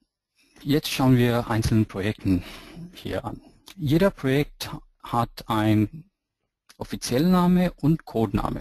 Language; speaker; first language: German; non-native, fluent; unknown